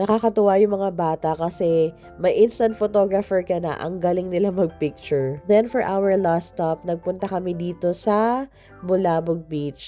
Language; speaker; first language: Filipino; native; Filipino